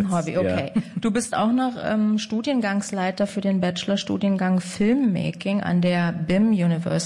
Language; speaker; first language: German; native; German